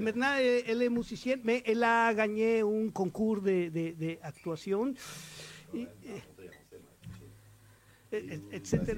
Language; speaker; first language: French; non-native, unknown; Spanish